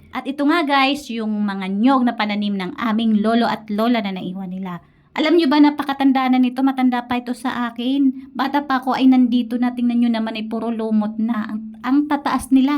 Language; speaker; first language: Filipino; non-native, local second language; Bikol